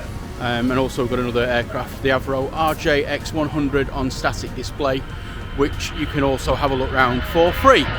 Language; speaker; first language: English; native; English